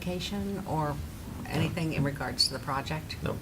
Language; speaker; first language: English; native; English